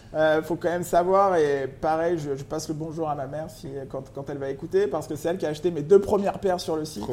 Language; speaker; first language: French; native; French